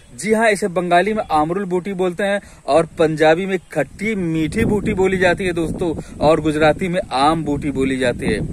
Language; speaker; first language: Hindi; native; Hindi